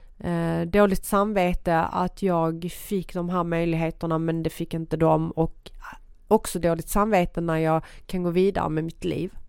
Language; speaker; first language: Swedish; early bilingual, other home language; Persian